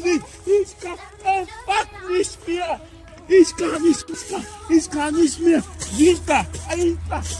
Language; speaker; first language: German; non-native, learner; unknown